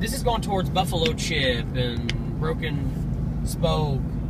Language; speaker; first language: English; native; English